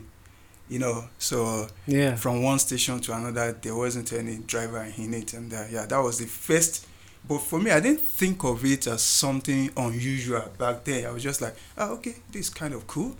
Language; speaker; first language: English; non-native, local second language; Yoruba